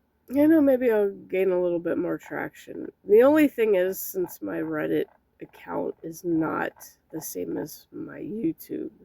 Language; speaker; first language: English; native; English